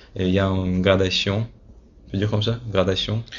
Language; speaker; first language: French; non-native, fluent; Russian